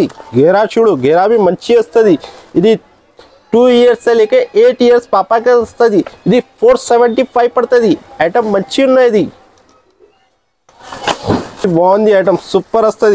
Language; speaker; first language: Telugu; non-native, local second language; Urdu